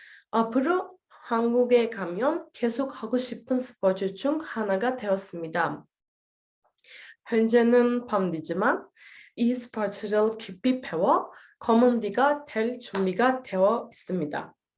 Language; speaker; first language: Korean; non-native, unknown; Turkish